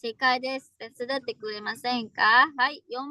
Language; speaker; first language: Japanese; non-native, fluent; Indonesian